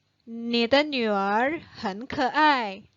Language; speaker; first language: Chinese; non-native, fluent; Indonesian